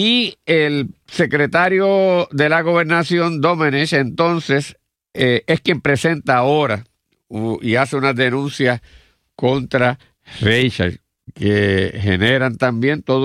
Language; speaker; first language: Spanish; native; Spanish